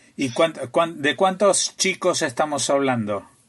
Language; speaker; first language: Spanish; native; Spanish